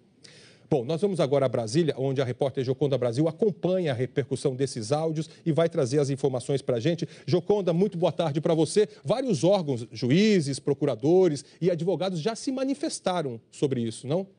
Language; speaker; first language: Portuguese; native; Portuguese